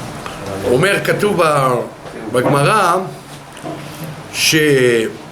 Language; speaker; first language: Hebrew; non-native, fluent; French